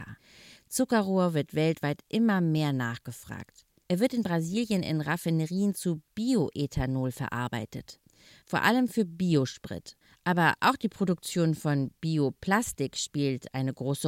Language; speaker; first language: German; native; German